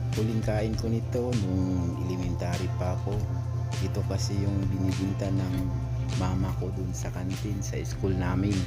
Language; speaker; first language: Filipino; non-native, local second language; Cebuano